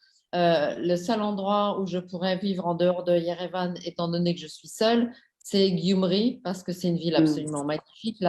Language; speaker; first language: French; native; French